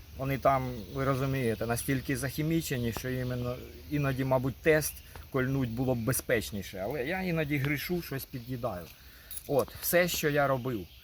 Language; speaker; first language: Ukrainian; non-native, local second language; Russian